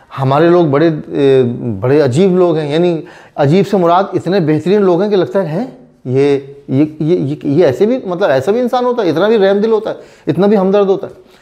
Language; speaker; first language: Urdu; native; Urdu